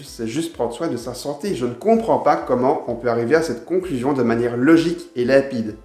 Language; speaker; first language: French; native; French